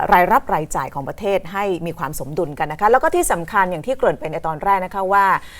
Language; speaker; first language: Thai; native; Thai